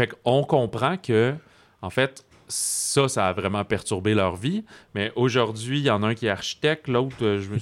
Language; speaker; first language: French; native; French